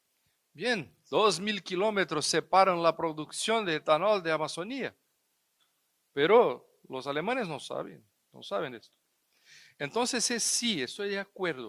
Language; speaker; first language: Spanish; non-native, fluent; Portuguese